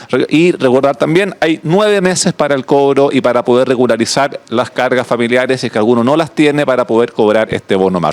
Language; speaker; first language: Spanish; native; Spanish